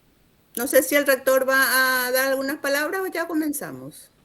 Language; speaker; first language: Spanish; native; Spanish